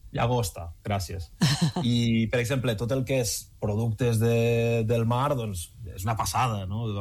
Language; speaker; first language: Catalan; native; Catalan